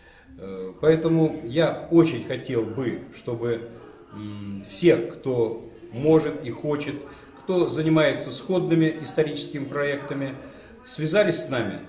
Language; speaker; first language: Russian; native; Russian